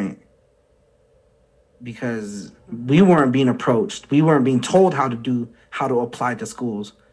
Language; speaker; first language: English; native; English